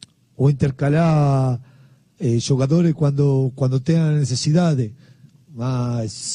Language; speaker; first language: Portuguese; non-native, learner; Spanish